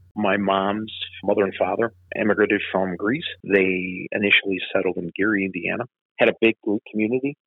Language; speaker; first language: English; native; English